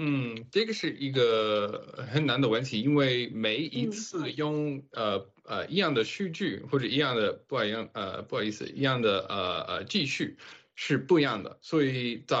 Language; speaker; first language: Chinese; non-native, fluent; English